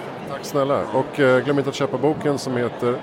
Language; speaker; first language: Swedish; native; Swedish